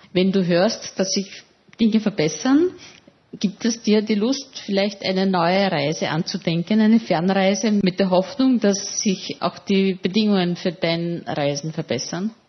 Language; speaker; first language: German; native; German